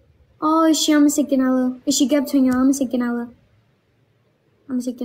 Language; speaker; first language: Amharic; non-native, learner; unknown